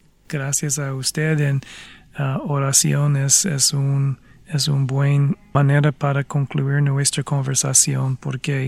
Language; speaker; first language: Spanish; non-native, fluent; English